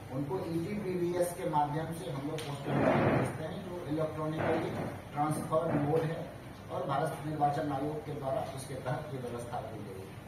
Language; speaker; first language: Hindi; native; Hindi